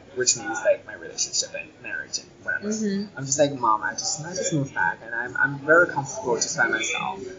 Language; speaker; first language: English; non-native, fluent; Chinese